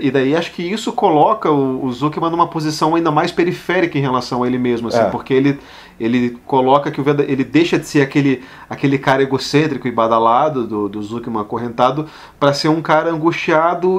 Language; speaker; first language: Portuguese; native; Portuguese